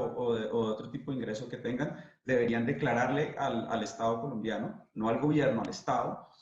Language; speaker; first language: Spanish; native; Spanish